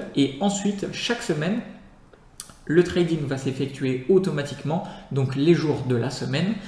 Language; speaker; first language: French; native; French